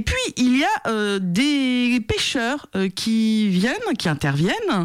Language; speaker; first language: French; native; French